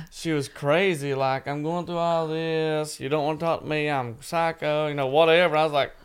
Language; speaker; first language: English; native; English